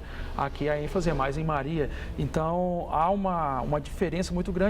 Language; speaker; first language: Portuguese; native; Portuguese